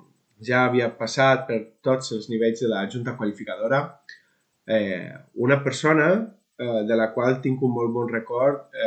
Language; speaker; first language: Catalan; non-native, local second language; Spanish